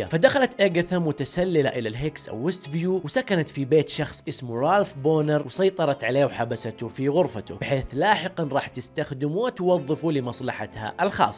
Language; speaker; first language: Arabic; native; Arabic